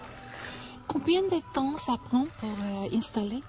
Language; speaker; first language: French; non-native, fluent; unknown